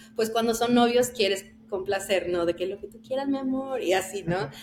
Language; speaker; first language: Spanish; early bilingual, heritage; Spanish